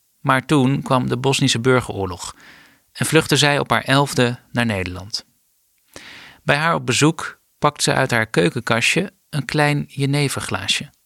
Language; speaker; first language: Dutch; native; Dutch